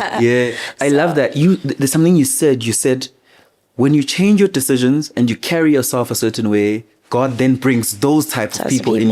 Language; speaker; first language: English; non-native, local second language; Zulu